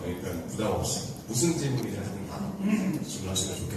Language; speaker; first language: Korean; native; Korean